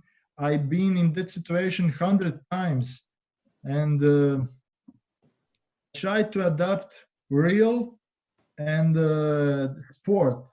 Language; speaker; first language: English; non-native, learner; Croatian